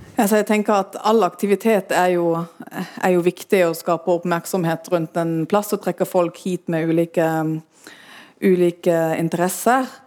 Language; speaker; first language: Norwegian; non-native, fluent; German